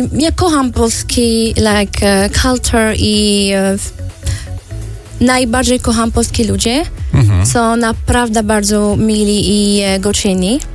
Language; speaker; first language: Polish; non-native, learner; Arabic